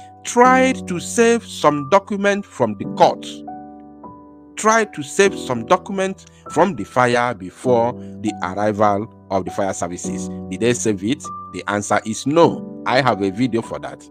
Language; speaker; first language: English; non-native, local second language; Igbo